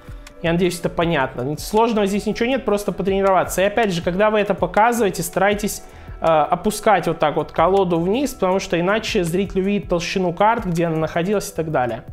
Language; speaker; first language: Russian; native; Russian